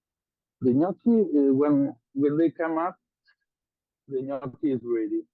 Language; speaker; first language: English; non-native, learner; Italian